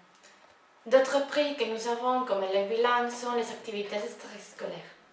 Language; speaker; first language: French; non-native, learner; Spanish